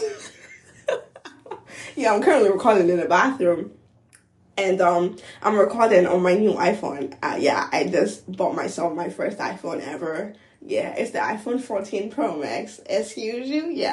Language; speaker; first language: English; non-native, local second language; Akan